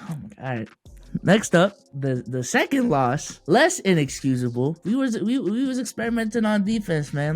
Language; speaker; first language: English; native; English